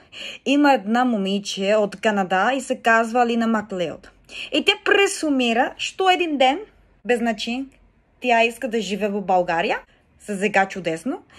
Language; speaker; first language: Bulgarian; non-native, learner; Spanish